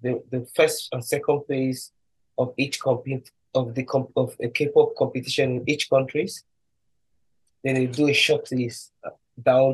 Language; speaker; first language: English; non-native, local second language; Igbo